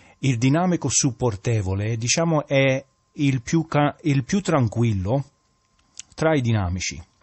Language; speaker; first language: Italian; non-native, fluent; English